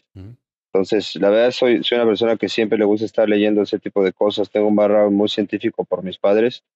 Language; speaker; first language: Spanish; native; Spanish